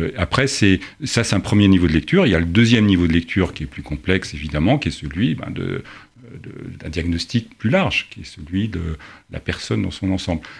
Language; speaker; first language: French; native; French